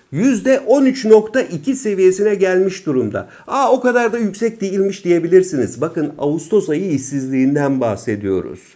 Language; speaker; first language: Turkish; native; Turkish